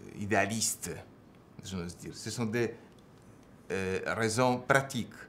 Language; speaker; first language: French; non-native, fluent; Polish